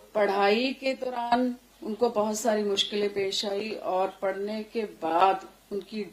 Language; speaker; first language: Hindi; non-native, local second language; Punjabi